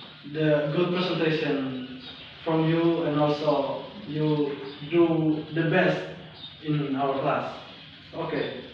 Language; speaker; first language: English; non-native, learner; Indonesian